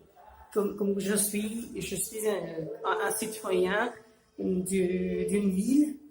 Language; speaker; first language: French; non-native, fluent; Urdu